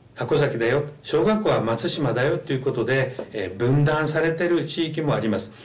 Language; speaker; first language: Japanese; native; Japanese